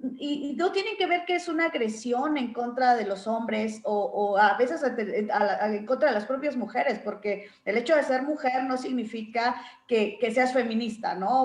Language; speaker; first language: Spanish; native; Spanish